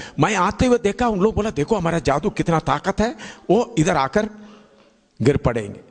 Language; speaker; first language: Hindi; non-native, local second language; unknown